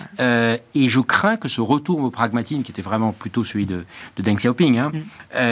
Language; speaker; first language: French; native; French